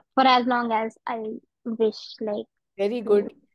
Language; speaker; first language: English; non-native, local second language; Punjabi